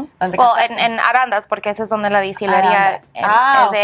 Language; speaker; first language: Spanish; early bilingual, heritage; English